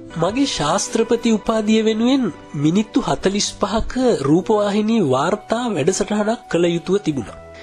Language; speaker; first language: Sinhala; native; Sinhala